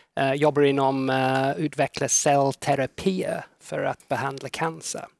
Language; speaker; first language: Swedish; non-native, fluent; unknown